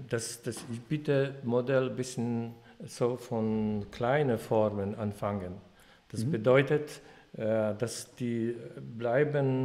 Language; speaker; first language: German; non-native, fluent; Polish